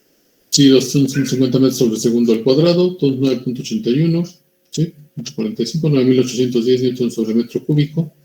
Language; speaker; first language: Spanish; native; Spanish